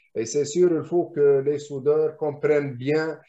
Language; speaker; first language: French; non-native, local second language; Arabic